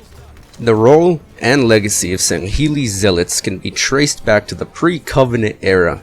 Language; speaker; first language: English; native; English